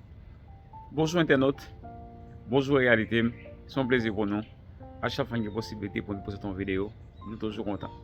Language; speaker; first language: French; non-native, learner; Haitian Creole